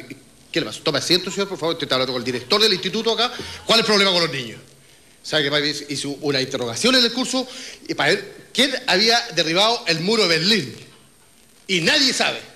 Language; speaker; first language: Spanish; native; Spanish